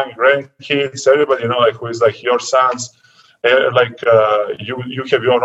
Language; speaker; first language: English; non-native, learner; Serbian